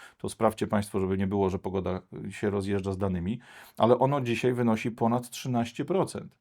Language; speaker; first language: Polish; native; Polish